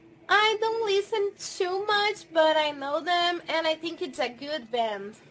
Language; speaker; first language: English; non-native, fluent; Portuguese